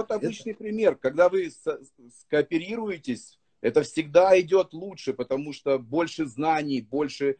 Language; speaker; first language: Russian; native; Russian